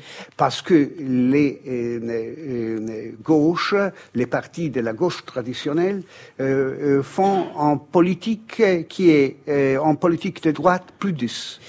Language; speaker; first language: French; non-native, fluent; Italian